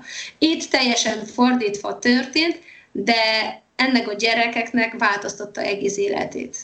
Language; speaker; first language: Hungarian; non-native, fluent; Polish